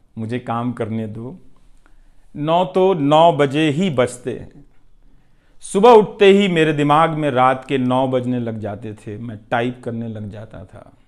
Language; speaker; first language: Hindi; non-native, local second language; Bhojpuri